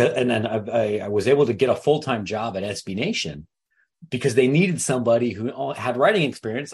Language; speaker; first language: English; native; English